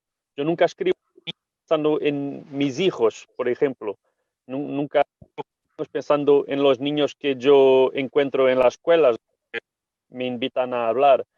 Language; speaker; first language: Spanish; non-native, fluent; Portuguese